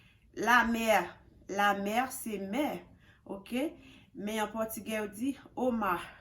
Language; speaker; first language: French; non-native, local second language; Haitian Creole